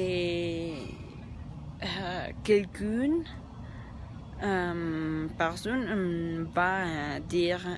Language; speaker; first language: French; non-native, learner; Spanish